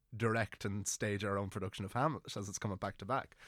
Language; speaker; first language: English; native; English